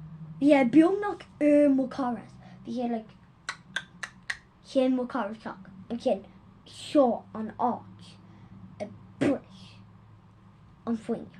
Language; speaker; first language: Irish; non-native, local second language; English